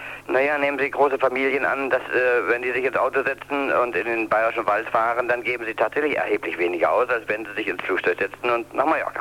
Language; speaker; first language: German; native; German